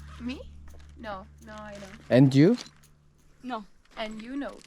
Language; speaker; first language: English; non-native, learner; Spanish